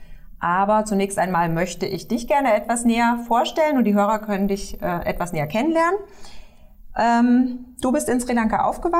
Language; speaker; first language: German; native; German